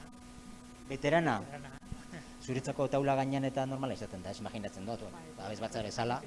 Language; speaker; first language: Basque; non-native, local second language; Spanish